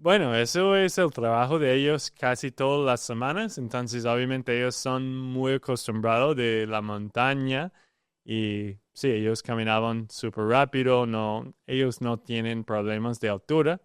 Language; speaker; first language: Spanish; non-native, learner; English